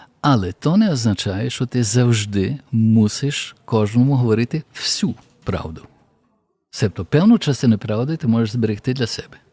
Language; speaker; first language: Ukrainian; early bilingual, heritage; Ukrainian